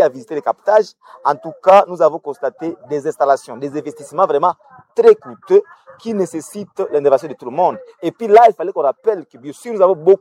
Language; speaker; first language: French; non-native, local second language; Nande